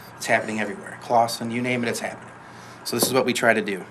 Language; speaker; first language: English; native; English